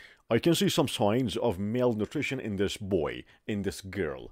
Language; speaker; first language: English; non-native, fluent; Persian